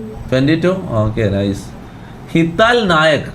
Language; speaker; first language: English; non-native, local second language; Malayalam